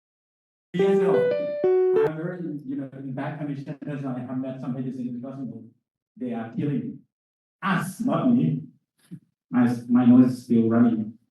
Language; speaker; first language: English; non-native, fluent; Thai